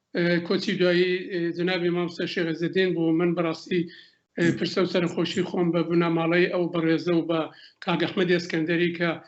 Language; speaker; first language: Central Kurdish; native; Central Kurdish